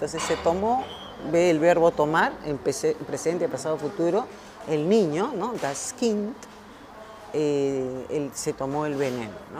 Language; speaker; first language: Spanish; native; Spanish